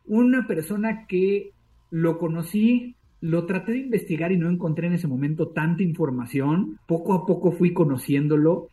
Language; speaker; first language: Spanish; native; Spanish